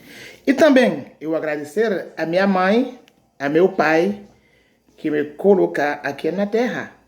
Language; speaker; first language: Portuguese; non-native, learner; Haitian Creole